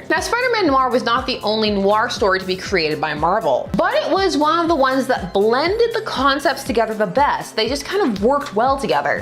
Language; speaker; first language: English; native; English